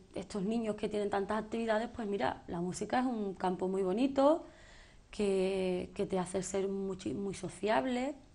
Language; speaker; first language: Spanish; native; Spanish